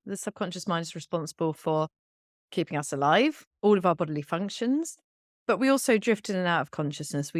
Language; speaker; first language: English; native; English